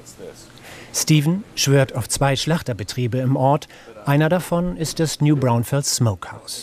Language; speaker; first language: German; native; German